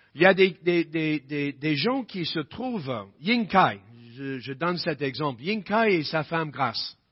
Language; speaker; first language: French; non-native, fluent; English